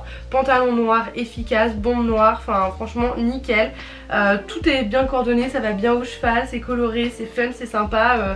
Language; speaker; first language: French; native; French